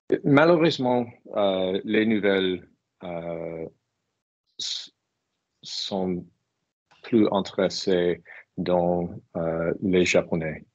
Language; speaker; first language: French; non-native, learner; English